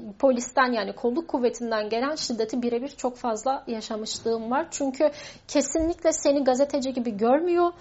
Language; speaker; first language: Turkish; non-native, local second language; Kurdish